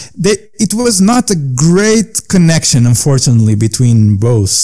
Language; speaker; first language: English; non-native, learner; Portuguese